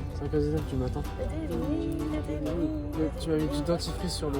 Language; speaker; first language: French; native; French